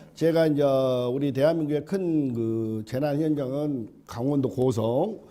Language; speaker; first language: Korean; native; Korean